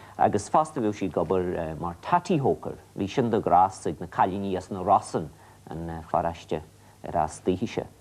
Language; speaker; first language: Irish; native; Irish